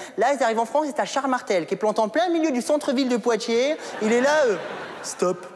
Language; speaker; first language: French; early bilingual, other home language; Arabic